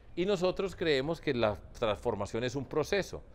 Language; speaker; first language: Spanish; native; Spanish